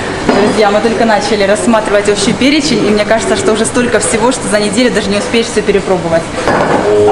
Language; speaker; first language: Russian; native; Russian